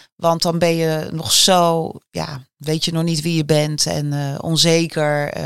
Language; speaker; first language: Dutch; native; Dutch